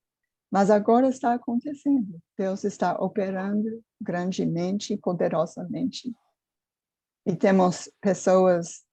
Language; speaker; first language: Portuguese; non-native, fluent; English